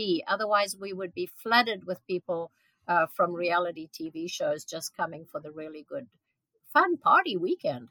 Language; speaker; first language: English; native; English